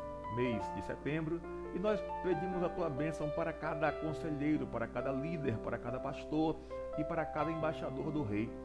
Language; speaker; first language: Portuguese; native; Portuguese